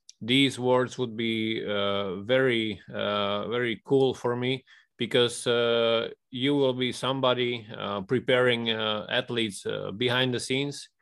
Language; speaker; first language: English; non-native, fluent; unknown